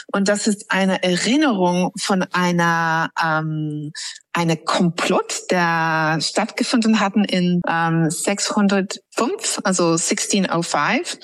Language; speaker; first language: German; non-native, fluent; English